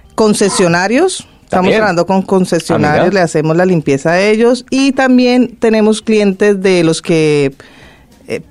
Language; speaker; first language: Spanish; native; Spanish